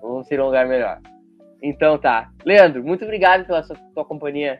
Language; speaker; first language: Portuguese; native; Portuguese